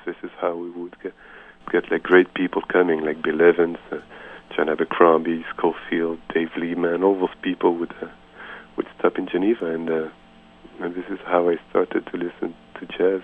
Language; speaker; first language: English; non-native, fluent; French